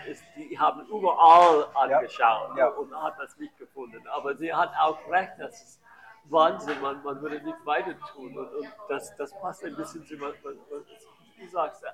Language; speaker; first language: German; non-native, learner; English